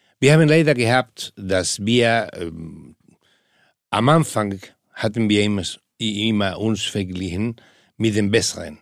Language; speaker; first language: German; non-native, fluent; Spanish